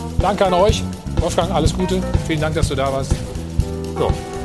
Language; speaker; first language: German; native; German